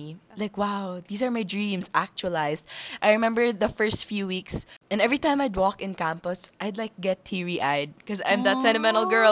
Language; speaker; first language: English; non-native, local second language; Hiligaynon